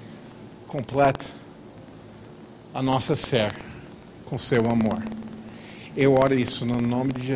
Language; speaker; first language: Portuguese; non-native, fluent; English